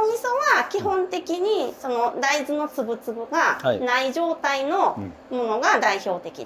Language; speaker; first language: Japanese; native; Japanese